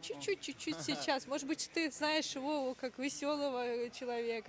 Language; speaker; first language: Russian; native; Russian